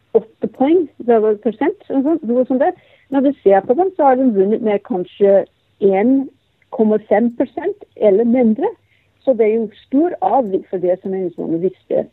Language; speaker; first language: Norwegian; non-native, fluent; English